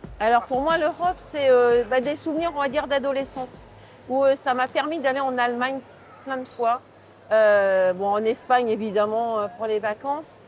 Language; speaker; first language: French; native; French